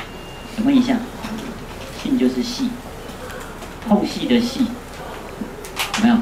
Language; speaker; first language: Chinese; native; Chinese